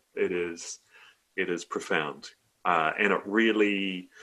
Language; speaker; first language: English; native; English